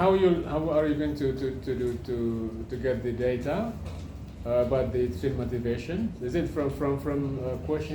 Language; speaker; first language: English; non-native, fluent; Indonesian